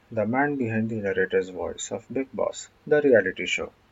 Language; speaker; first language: English; non-native, local second language; Hindi